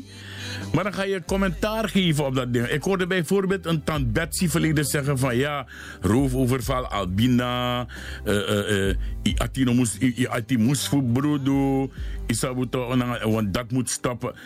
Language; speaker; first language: Dutch; native; Dutch